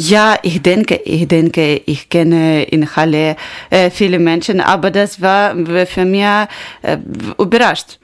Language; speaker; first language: German; non-native, learner; Ukrainian